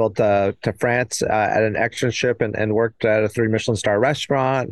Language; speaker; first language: English; native; English